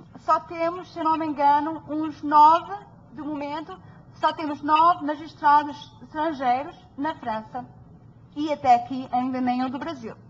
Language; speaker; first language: Portuguese; early bilingual, heritage; Portuguese